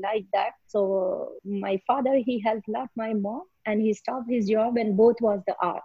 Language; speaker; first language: English; non-native, local second language; Hindi